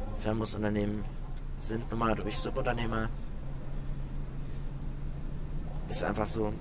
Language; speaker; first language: German; native; German